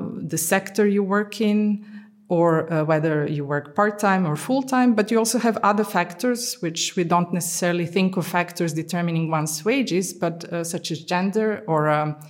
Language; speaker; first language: English; non-native, fluent; Serbian